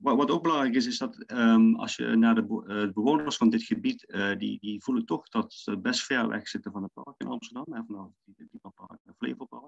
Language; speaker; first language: Dutch; native; Dutch